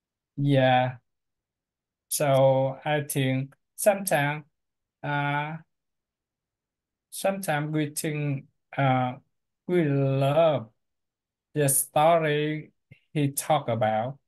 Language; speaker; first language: English; non-native, learner; Vietnamese